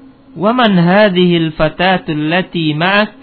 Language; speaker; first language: Arabic; non-native, fluent; Indonesian